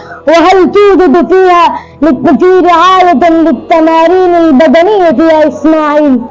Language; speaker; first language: Arabic; non-native, learner; Urdu